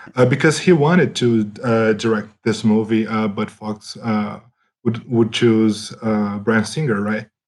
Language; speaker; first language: English; non-native, fluent; Portuguese